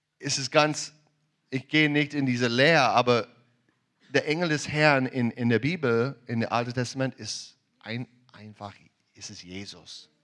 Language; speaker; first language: German; non-native, learner; English